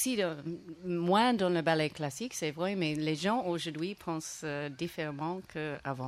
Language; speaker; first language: French; non-native, fluent; English